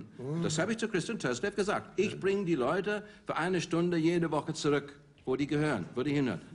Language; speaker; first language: German; non-native, fluent; English